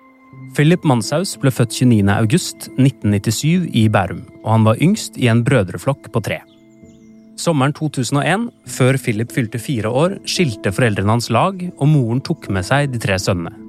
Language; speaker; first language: Norwegian; native; Norwegian